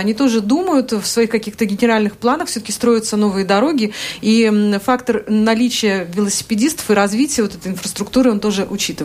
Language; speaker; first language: Russian; native; Russian